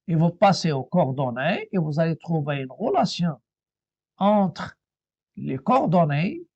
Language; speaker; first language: French; non-native, local second language; Arabic